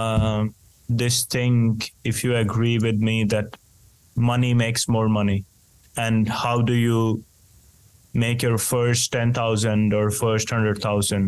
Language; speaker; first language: English; non-native, local second language; Hindi